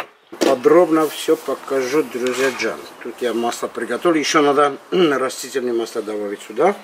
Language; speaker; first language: Russian; non-native, local second language; Armenian